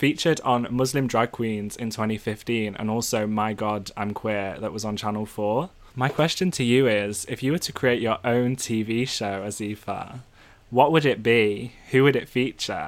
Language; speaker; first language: English; native; English